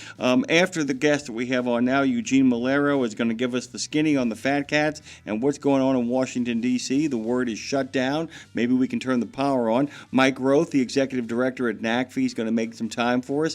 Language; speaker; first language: English; native; English